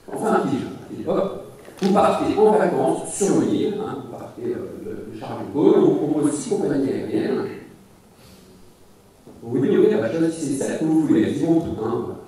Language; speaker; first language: French; native; French